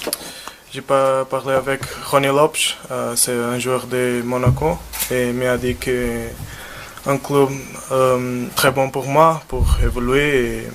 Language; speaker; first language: French; non-native, learner; Portuguese